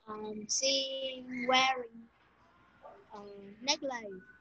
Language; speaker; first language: English; non-native, learner; Vietnamese